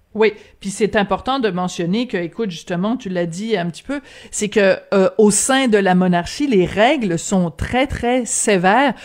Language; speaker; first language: French; native; French